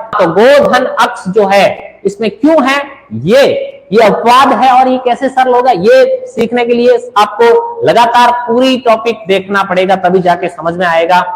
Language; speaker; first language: Hindi; native; Hindi